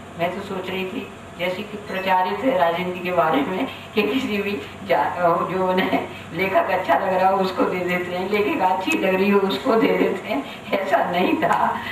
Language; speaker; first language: Hindi; native; Hindi